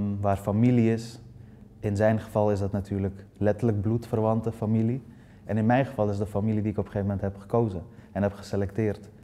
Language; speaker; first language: Dutch; early bilingual, other home language; Persian